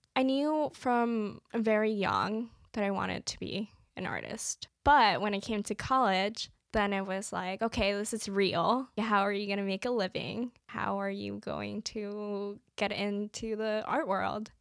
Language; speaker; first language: English; native; English